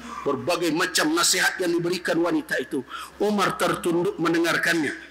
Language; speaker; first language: Malay; non-native, local second language; Minangkabau